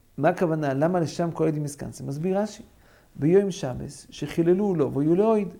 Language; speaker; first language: Hebrew; non-native, fluent; English